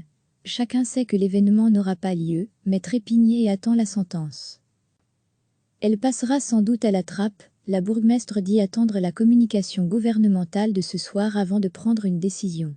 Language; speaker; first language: French; native; French